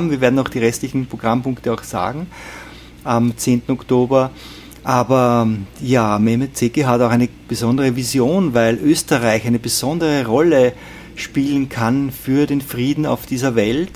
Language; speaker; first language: German; native; German